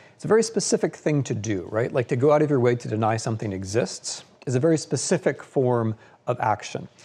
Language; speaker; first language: English; native; English